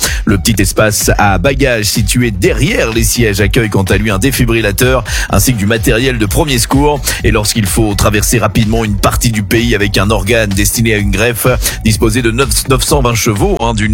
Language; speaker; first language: French; native; French